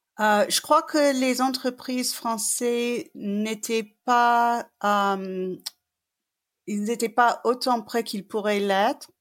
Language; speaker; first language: French; non-native, fluent; English